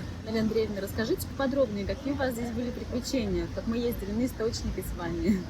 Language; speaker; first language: Russian; native; Russian